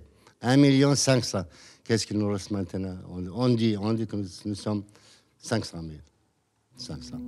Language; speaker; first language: French; non-native, learner; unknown